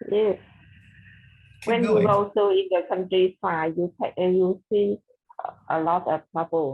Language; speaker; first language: English; non-native, learner; Vietnamese